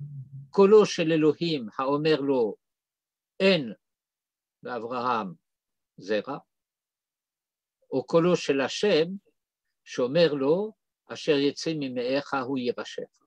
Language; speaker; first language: Hebrew; non-native, fluent; French